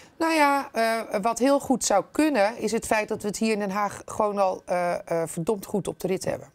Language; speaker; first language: Dutch; native; Dutch